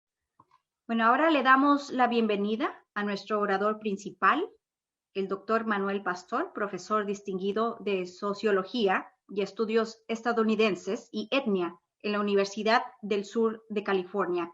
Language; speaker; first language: Spanish; native; Spanish